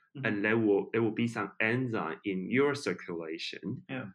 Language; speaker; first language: English; non-native, fluent; Chinese